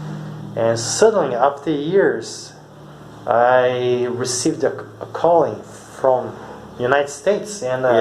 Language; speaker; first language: English; non-native, fluent; Portuguese